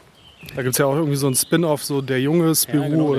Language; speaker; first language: German; native; German